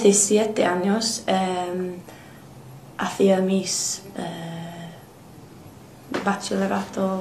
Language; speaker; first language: Spanish; non-native, learner; English